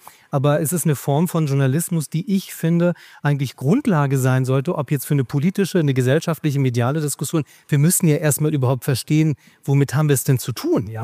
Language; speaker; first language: German; native; German